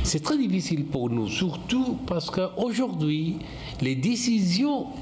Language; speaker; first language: French; non-native, fluent; English